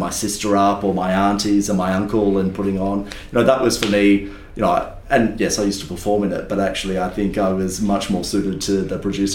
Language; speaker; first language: English; native; English